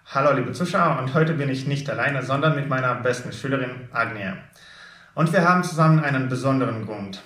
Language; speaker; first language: German; non-native, fluent; Russian